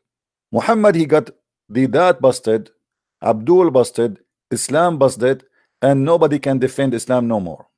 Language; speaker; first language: English; non-native, fluent; Arabic